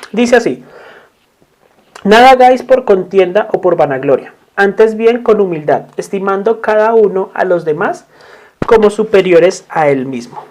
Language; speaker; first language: Spanish; native; Spanish